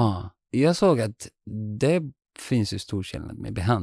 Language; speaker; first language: Swedish; non-native, learner; Arabic